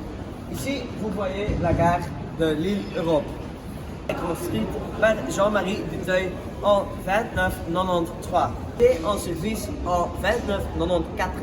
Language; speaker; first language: French; non-native, learner; Dutch